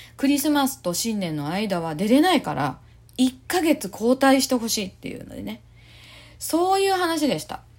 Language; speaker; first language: Japanese; native; Japanese